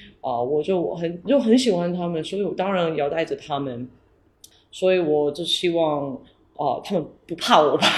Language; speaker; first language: Chinese; early bilingual, heritage; English